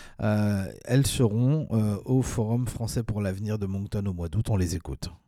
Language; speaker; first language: French; native; French